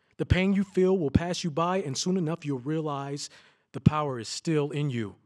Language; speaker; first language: English; native; English